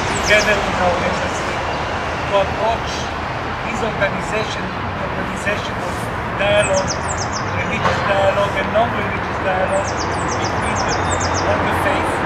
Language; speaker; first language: English; non-native, fluent; Hebrew